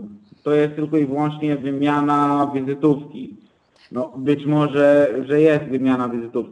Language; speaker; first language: Polish; non-native, fluent; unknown